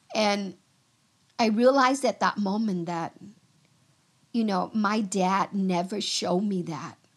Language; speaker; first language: English; early bilingual, other home language; Vietnamese